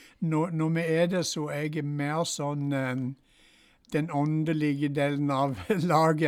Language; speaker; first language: Norwegian; non-native, fluent; English